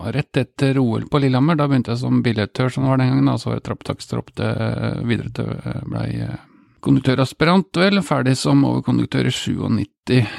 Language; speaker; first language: Norwegian; native; Norwegian